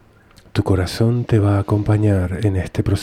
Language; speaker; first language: Spanish; native; Spanish